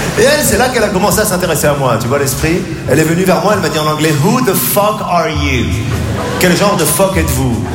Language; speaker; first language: French; native; French